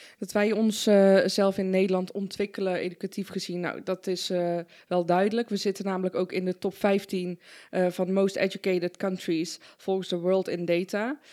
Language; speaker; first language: Dutch; early bilingual, other home language; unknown